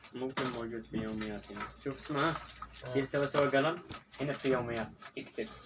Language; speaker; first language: Arabic; non-native, learner; Hindi